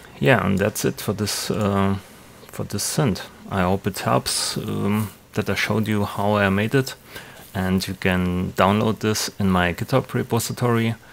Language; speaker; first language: English; non-native, fluent; German